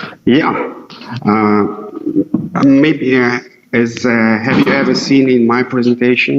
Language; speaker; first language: English; non-native, fluent; Russian